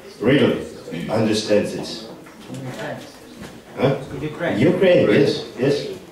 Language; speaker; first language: English; non-native, fluent; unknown